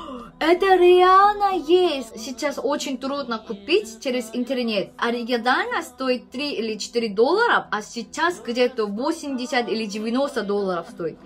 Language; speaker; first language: Russian; non-native, fluent; Korean